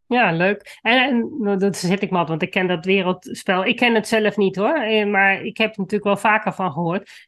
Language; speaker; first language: Dutch; native; Dutch